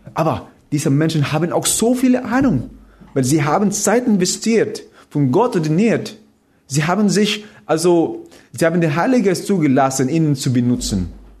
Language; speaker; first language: German; non-native, fluent; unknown